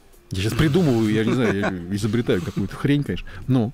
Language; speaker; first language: Russian; native; Russian